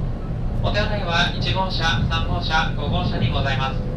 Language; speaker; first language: Japanese; native; Japanese